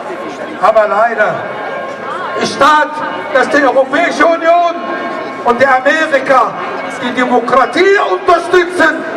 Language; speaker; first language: German; non-native, learner; Arabic